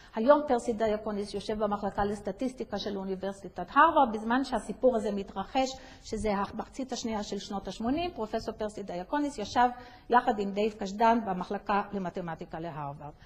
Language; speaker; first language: Hebrew; native; Hebrew